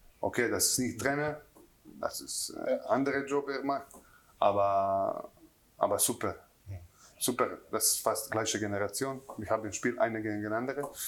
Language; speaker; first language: German; non-native, learner; Croatian